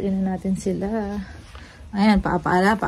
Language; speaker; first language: Filipino; native; Filipino